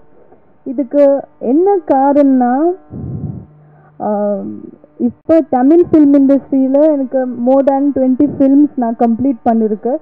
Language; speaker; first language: Tamil; non-native, learner; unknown